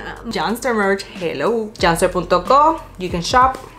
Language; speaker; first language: English; early bilingual, other home language; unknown